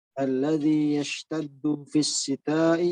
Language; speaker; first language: Arabic; non-native, learner; Indonesian